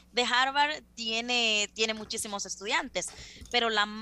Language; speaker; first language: Spanish; native; Spanish